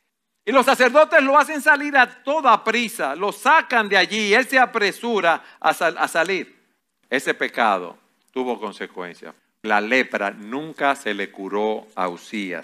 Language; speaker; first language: Spanish; native; Spanish